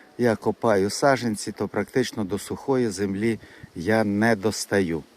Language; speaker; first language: Ukrainian; native; Ukrainian